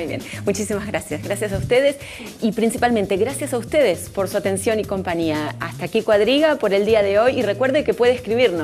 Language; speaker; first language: Spanish; native; Spanish